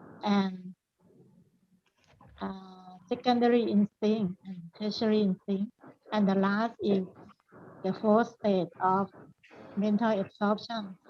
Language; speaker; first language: English; non-native, learner; Thai